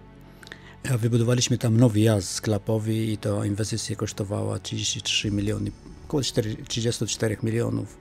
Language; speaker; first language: Polish; non-native, fluent; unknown